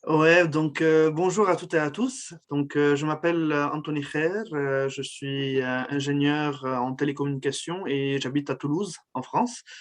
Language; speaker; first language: French; non-native, local second language; Arabic